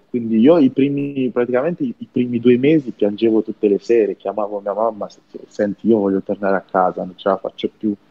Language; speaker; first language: Italian; non-native, fluent; French